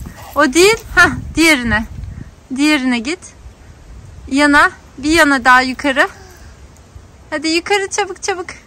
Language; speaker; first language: Turkish; native; Turkish